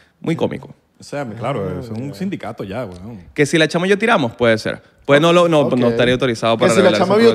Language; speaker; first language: Spanish; native; Spanish